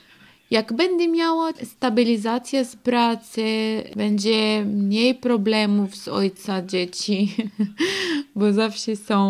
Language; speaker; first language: Polish; non-native, learner; Arabic